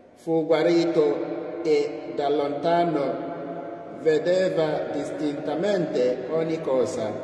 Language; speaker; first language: Italian; non-native, fluent; Igbo